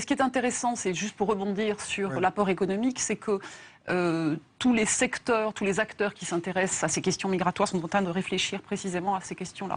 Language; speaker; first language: French; native; French